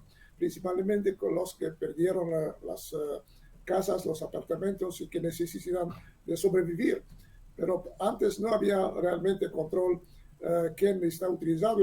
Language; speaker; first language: Spanish; non-native, learner; Hebrew